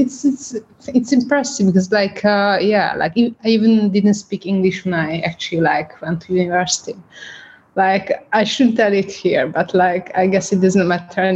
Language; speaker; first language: English; non-native, fluent; Hungarian